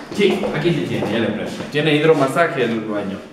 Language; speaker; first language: Spanish; native; Spanish